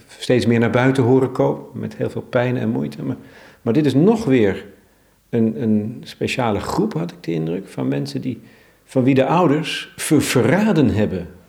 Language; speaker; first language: Dutch; native; Dutch